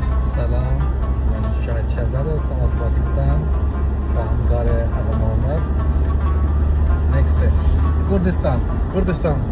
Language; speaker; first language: Persian; non-native, fluent; Urdu